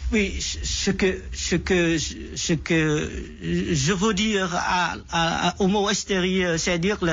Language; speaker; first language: French; non-native, fluent; Vietnamese